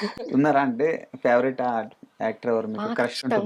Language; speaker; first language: Telugu; native; Telugu